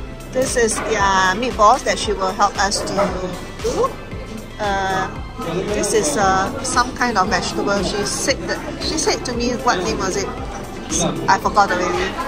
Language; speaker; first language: English; non-native, local second language; Chinese